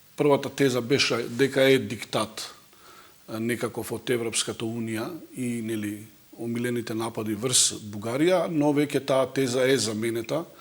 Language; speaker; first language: Macedonian; non-native, local second language; Bosnian